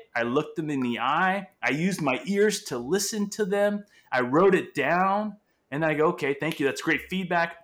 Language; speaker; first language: English; non-native, fluent; Portuguese